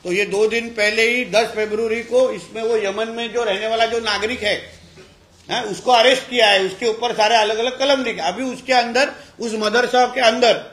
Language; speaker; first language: Hindi; non-native, local second language; Marathi